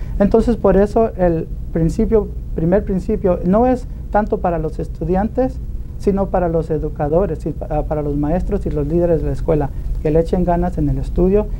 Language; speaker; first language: Spanish; early bilingual, heritage; Spanish